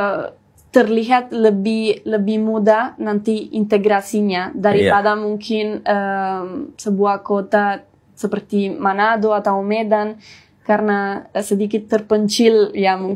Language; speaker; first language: Indonesian; non-native, fluent; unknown